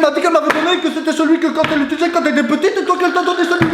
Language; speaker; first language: French; native; French